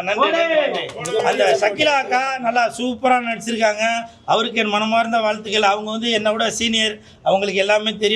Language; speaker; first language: Tamil; native; Tamil